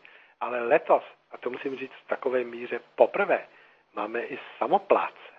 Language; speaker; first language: Czech; native; Czech